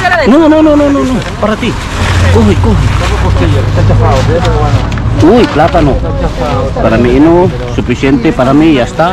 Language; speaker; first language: Spanish; non-native, learner; Filipino